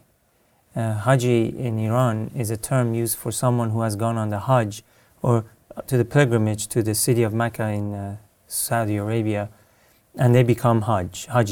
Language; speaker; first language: English; non-native, fluent; Persian